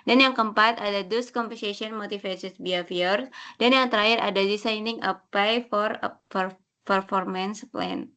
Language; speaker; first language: Indonesian; native; Indonesian